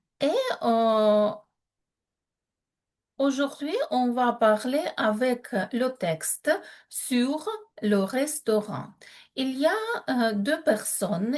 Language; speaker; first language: French; non-native, fluent; Ukrainian